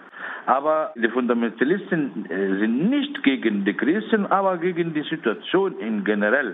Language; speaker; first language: German; non-native, learner; Arabic